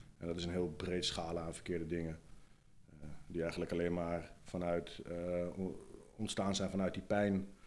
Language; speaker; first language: Dutch; native; Dutch